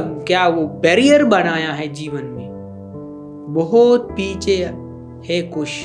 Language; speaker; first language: Hindi; non-native, fluent; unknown